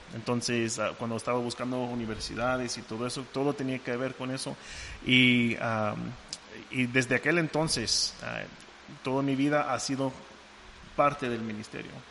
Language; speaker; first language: Spanish; non-native, fluent; English